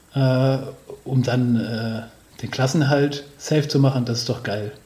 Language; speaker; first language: German; native; German